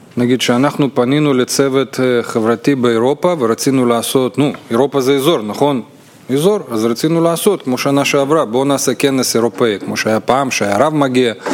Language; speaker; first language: Hebrew; non-native, fluent; Russian